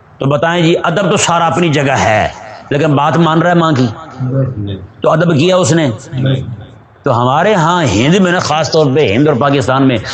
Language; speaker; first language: Urdu; non-native, local second language; Punjabi